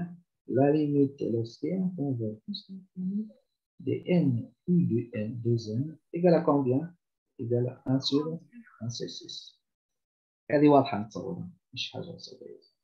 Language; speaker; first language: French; non-native, local second language; Arabic